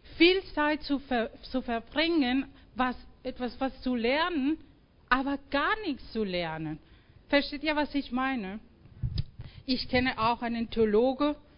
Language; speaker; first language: German; non-native, fluent; Spanish